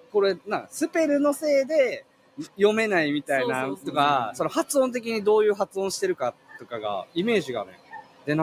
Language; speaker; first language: Japanese; native; Japanese